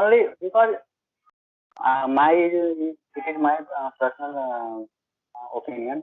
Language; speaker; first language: English; non-native, learner; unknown